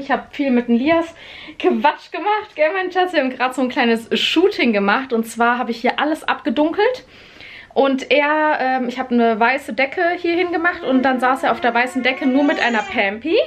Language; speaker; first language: German; native; German